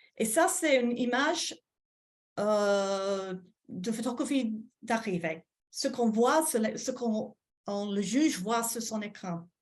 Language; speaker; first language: French; non-native, fluent; English